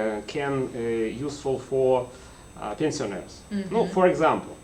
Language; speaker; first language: English; non-native, learner; Russian